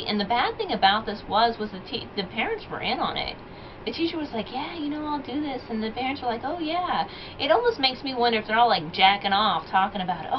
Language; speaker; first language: English; native; English